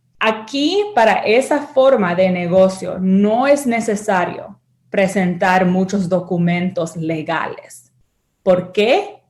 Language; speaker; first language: Spanish; early bilingual, heritage; Spanish